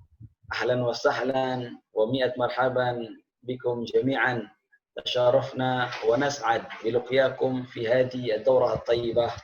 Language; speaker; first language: Arabic; non-native, fluent; Indonesian